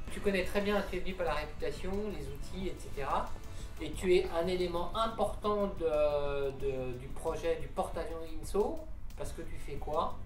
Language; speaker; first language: French; native; French